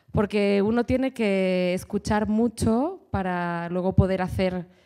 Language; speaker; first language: Spanish; native; Spanish